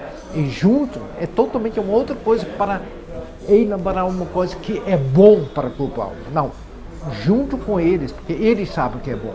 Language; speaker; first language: Portuguese; non-native, fluent; Dutch